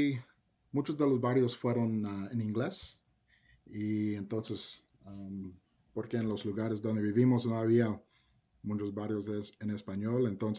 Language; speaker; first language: Spanish; early bilingual, heritage; Spanish